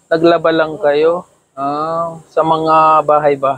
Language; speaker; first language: Filipino; non-native, learner; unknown